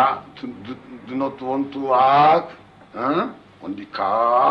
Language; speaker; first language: English; non-native, learner; Japanese